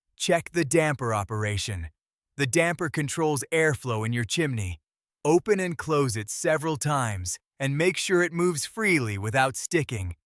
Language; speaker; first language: English; native; English